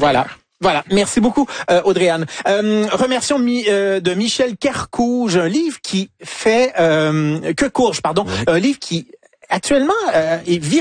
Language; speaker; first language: French; native; French